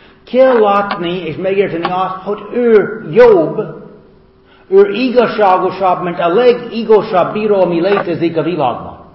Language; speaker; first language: Hungarian; non-native, fluent; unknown